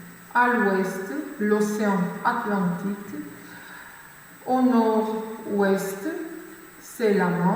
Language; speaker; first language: French; non-native, fluent; Macedonian